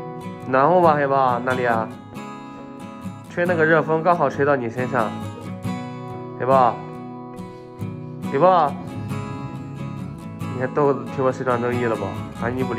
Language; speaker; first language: Chinese; native; Chinese